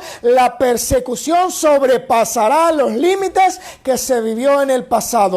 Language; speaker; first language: Spanish; native; Spanish